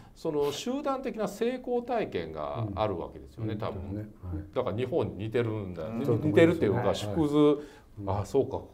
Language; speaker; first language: Japanese; native; Japanese